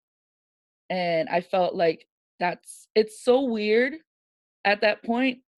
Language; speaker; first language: English; native; English